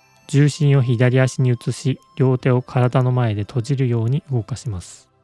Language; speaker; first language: Japanese; native; Japanese